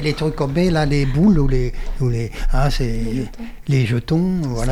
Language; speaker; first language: French; native; French